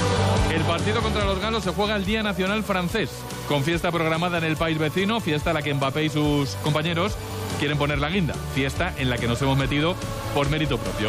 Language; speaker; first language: Spanish; native; Spanish